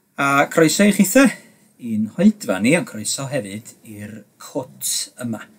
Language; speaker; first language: Welsh; native; Welsh